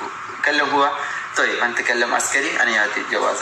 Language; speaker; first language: Arabic; non-native, learner; Malayalam